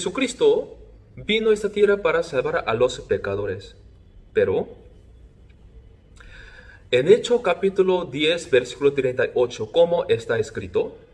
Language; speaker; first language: Spanish; non-native, fluent; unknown